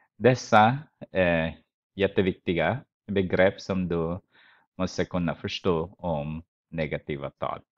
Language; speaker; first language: Swedish; non-native, fluent; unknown